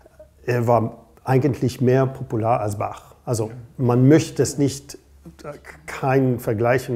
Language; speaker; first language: German; non-native, fluent; English